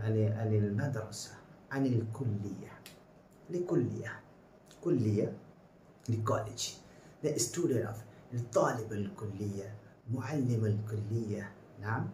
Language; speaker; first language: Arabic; non-native, fluent; Bangla